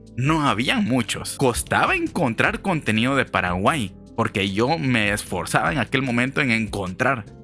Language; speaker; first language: Spanish; native; Spanish